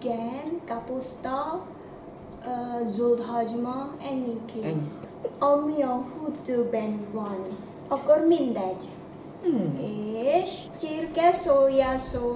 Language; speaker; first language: Hungarian; non-native, learner; Indonesian